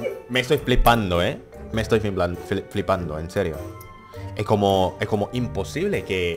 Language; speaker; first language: Spanish; non-native, learner; Indonesian